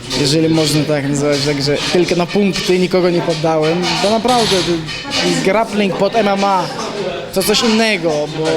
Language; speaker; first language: Polish; non-native, learner; Chechen